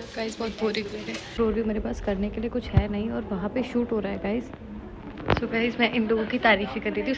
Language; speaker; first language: Hindi; native; Hindi